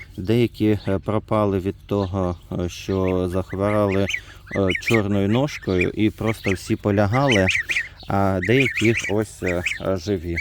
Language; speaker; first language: Ukrainian; non-native, local second language; Russian